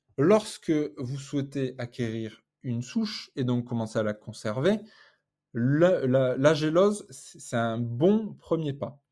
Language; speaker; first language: French; native; French